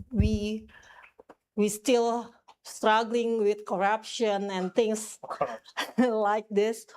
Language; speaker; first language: English; non-native, fluent; Indonesian